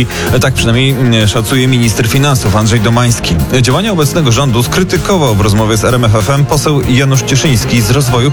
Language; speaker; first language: Polish; native; Polish